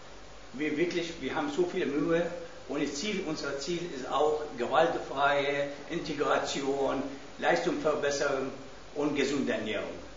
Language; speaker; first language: German; non-native, learner; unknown